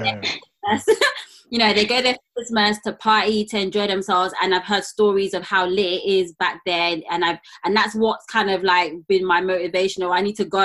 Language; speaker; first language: English; native; English